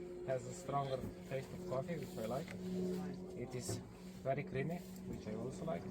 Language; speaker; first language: English; non-native, fluent; Slovenian